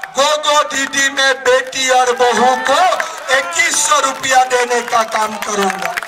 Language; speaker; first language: Hindi; non-native, local second language; Assamese